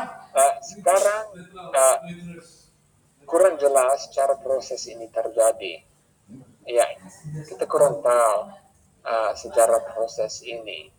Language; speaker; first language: Indonesian; non-native, fluent; English